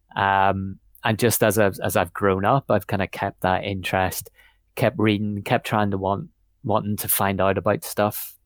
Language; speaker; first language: English; native; English